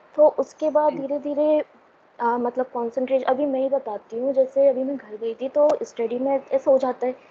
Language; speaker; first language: Hindi; native; Hindi